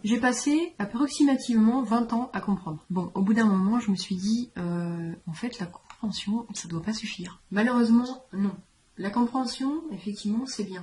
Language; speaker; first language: French; native; French